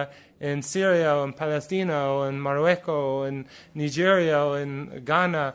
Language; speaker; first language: Spanish; non-native, learner; English